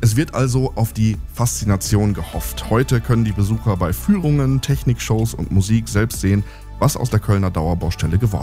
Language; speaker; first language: German; native; German